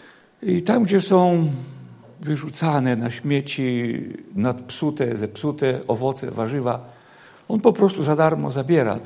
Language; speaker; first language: Polish; native; Polish